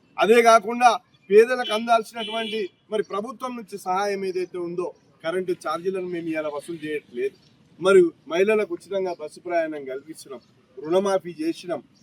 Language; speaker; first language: Telugu; native; Telugu